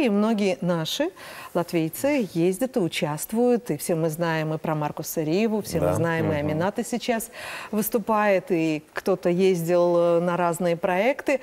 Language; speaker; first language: Russian; native; Russian